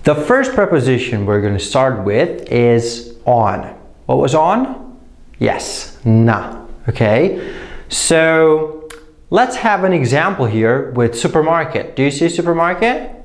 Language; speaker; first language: English; non-native, fluent; Slovak